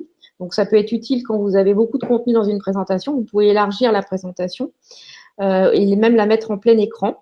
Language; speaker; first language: French; native; French